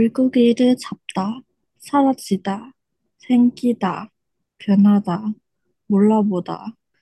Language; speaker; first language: Korean; non-native, learner; Chinese